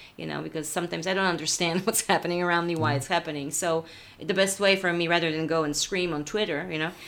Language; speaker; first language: English; non-native, fluent; Polish